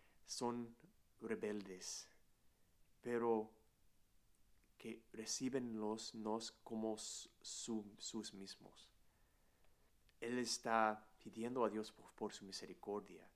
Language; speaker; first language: Spanish; non-native, fluent; English